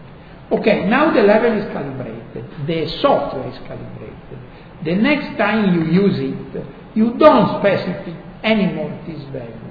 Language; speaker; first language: English; non-native, fluent; Italian